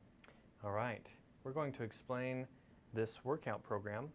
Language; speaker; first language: English; native; English